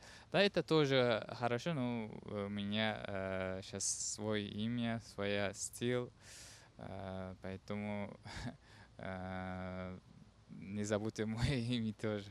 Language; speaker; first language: Russian; non-native, learner; Uzbek